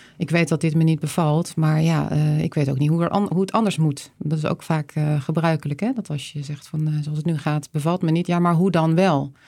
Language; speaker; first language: Dutch; native; Dutch